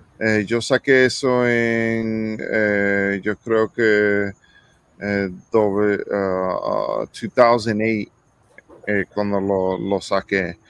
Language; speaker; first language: Spanish; early bilingual, heritage; English